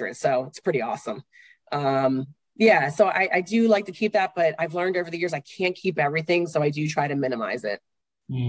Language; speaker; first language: English; native; English